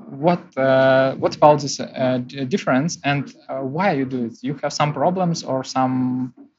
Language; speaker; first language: English; non-native, learner; Russian